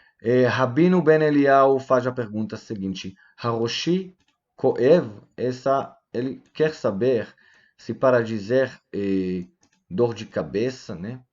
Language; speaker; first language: Portuguese; non-native, fluent; Hebrew